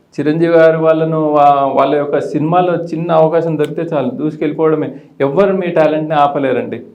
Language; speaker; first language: Telugu; non-native, local second language; Lambadi